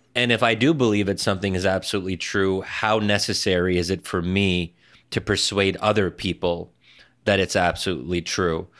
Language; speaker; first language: English; early bilingual, other home language; Arabic